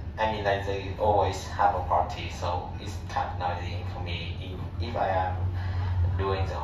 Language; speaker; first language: English; non-native, learner; Vietnamese